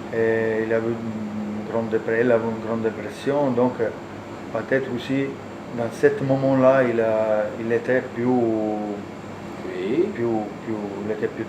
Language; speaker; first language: French; non-native, learner; Italian